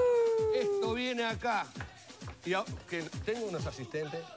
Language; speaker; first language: Spanish; native; Spanish